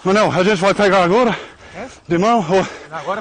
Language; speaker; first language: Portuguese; non-native, learner; English